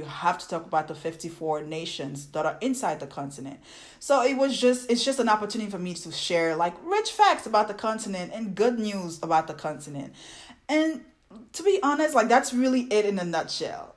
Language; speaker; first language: English; non-native, fluent; French